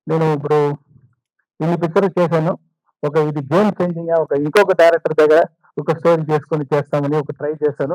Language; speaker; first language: Telugu; non-native, fluent; Tamil